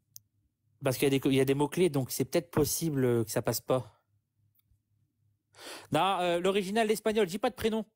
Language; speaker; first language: French; native; French